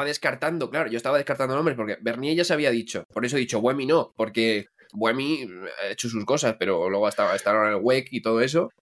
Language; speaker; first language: Spanish; native; Spanish